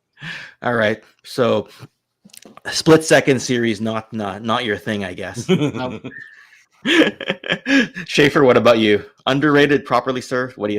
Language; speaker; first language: English; native; English